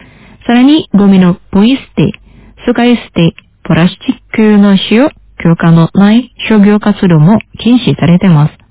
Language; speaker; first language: Japanese; non-native, fluent; Indonesian